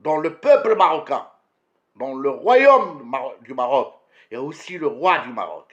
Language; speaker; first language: French; non-native, local second language; Arabic